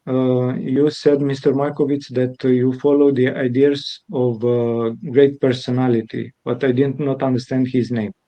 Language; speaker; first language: English; non-native, fluent; Romanian